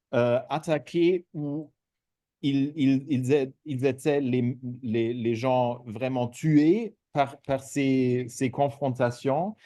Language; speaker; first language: French; non-native, fluent; German